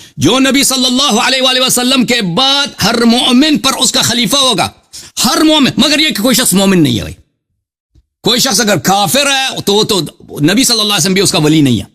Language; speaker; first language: Urdu; non-native, fluent; Persian